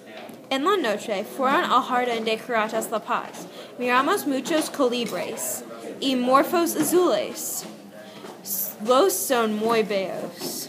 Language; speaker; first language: Spanish; non-native, learner; English